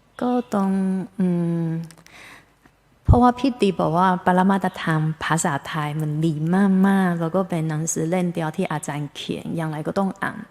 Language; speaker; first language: Thai; non-native, fluent; Chinese